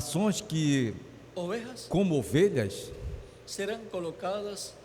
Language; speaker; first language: Portuguese; native; Portuguese